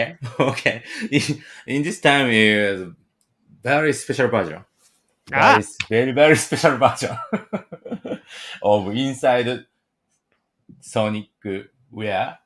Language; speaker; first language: English; non-native, learner; Japanese